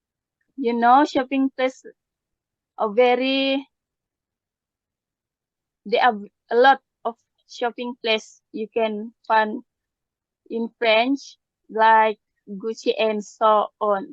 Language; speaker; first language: English; non-native, learner; Malay